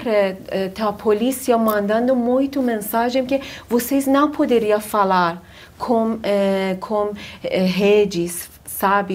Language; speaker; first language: Portuguese; non-native, learner; Persian